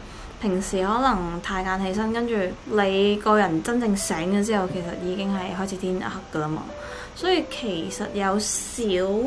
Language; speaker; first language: Cantonese; native; Cantonese